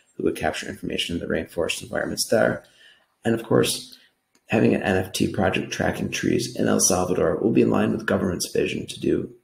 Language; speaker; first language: English; native; English